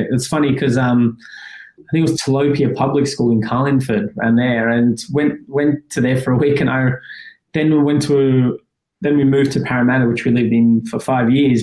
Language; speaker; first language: English; early bilingual, other home language; Persian